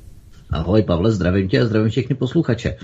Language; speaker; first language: Czech; native; Czech